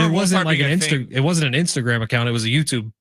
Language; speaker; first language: English; native; English